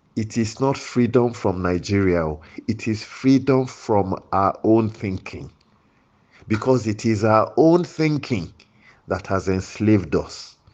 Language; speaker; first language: English; non-native, local second language; Yoruba